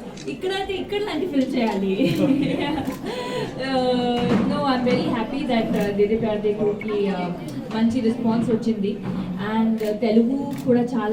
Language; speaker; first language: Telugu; non-native, local second language; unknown